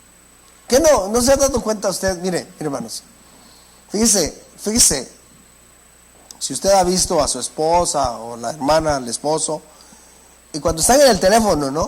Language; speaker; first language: Spanish; native; Spanish